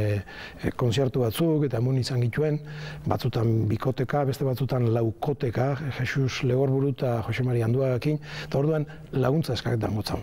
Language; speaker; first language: Basque; native; Basque